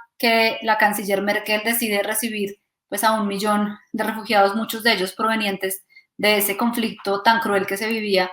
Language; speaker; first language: Spanish; native; Spanish